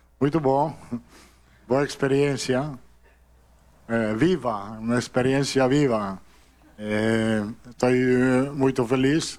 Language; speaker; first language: Portuguese; non-native, learner; Italian